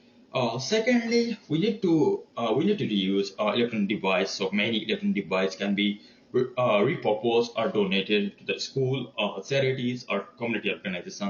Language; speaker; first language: English; non-native, learner; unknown